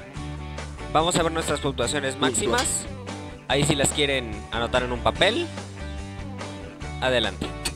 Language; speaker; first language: Spanish; native; Spanish